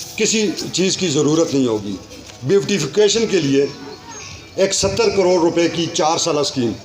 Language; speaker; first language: Urdu; non-native, local second language; Northern Hindko